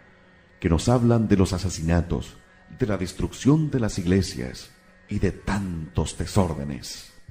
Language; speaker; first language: Spanish; native; Spanish